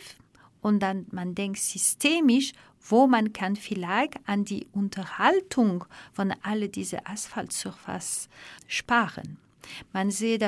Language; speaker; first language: German; non-native, learner; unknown